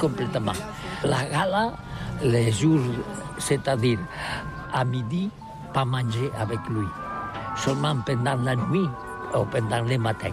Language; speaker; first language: French; non-native, learner; Catalan